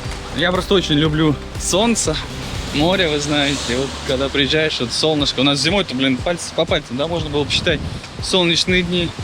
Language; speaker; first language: Russian; native; Russian